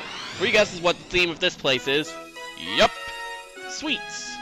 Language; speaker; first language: English; native; English